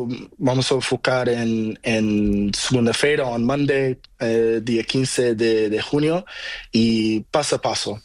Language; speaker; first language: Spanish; non-native, learner; Portuguese